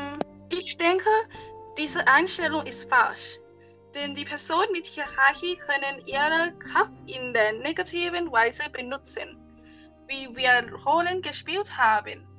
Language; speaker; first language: German; non-native, learner; Thai